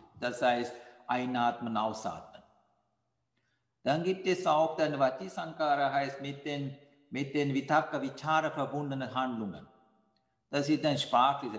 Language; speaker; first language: German; non-native, fluent; Sinhala